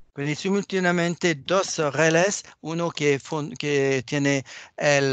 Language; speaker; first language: Spanish; non-native, learner; French